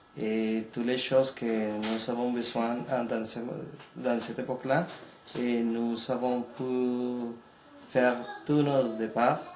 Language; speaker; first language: French; non-native, learner; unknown